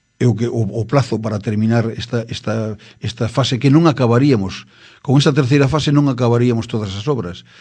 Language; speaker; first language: Galician; native; Galician